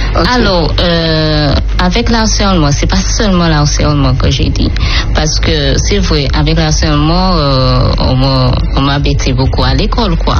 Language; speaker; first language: French; non-native, fluent; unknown